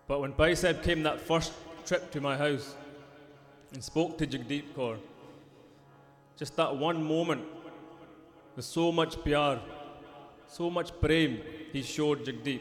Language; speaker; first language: English; native; English